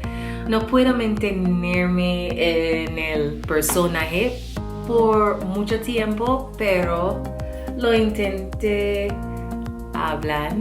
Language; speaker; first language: Spanish; non-native, learner; English